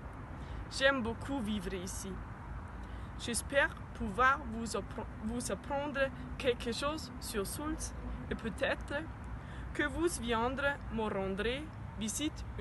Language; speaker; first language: French; non-native, learner; German